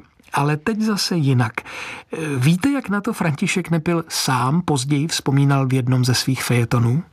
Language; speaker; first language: Czech; native; Czech